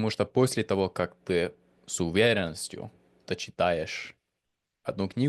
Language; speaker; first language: Russian; non-native, fluent; English